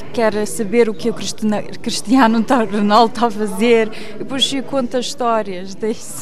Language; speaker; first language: Portuguese; early bilingual, heritage; English